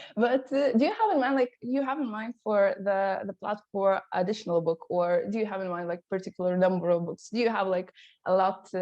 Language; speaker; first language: English; non-native, fluent; Lithuanian